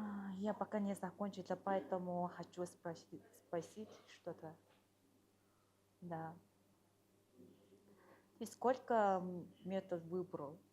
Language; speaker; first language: Russian; non-native, fluent; Mongolian